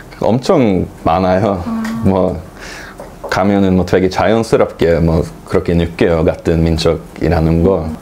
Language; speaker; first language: Korean; non-native, fluent; Norwegian